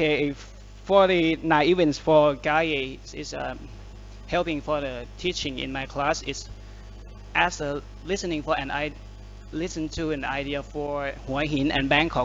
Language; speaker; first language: English; non-native, learner; Thai